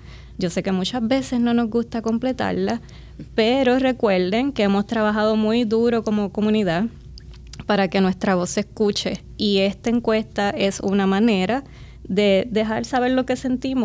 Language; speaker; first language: Spanish; native; Spanish